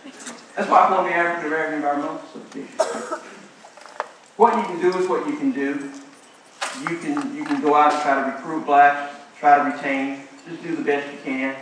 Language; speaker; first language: English; native; English